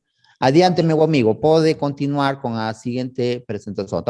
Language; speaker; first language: Portuguese; non-native, learner; Spanish